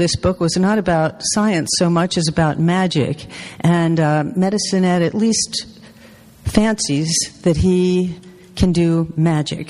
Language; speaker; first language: English; native; English